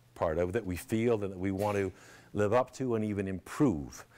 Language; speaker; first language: English; native; English